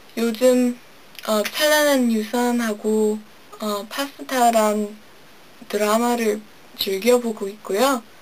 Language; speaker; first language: Korean; non-native, fluent; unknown